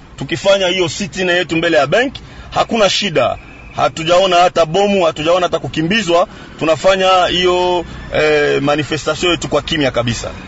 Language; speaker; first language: Swahili; native; Swahili